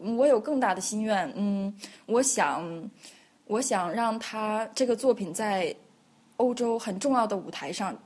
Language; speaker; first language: Chinese; native; Chinese